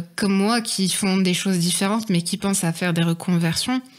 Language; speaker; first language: French; non-native, local second language; Arabic